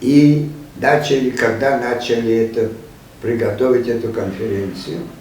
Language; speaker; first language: Russian; non-native, fluent; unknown